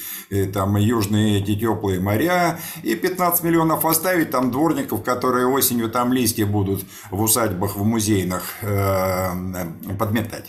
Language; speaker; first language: Russian; native; Russian